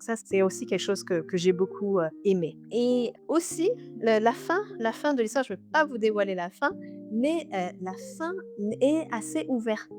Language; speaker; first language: French; native; French